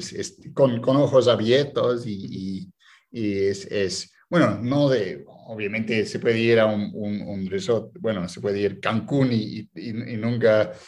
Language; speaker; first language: Spanish; non-native, fluent; English